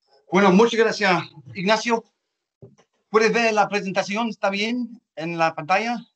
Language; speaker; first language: Spanish; non-native, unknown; English